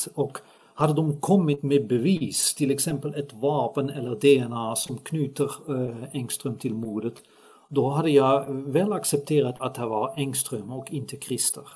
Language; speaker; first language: Swedish; non-native, fluent; Dutch